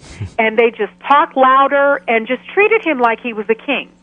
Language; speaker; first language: English; native; English